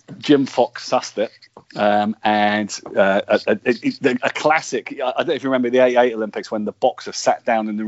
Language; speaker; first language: English; native; English